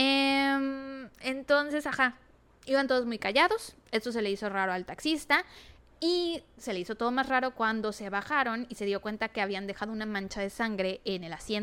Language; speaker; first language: Spanish; native; Spanish